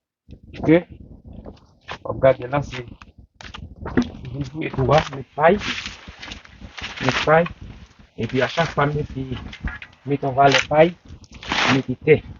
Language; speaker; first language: French; non-native, learner; Haitian Creole